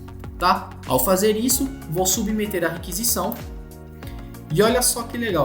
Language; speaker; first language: Portuguese; native; Portuguese